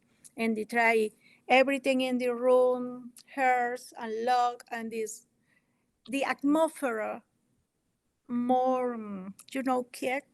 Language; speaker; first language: English; non-native, learner; Spanish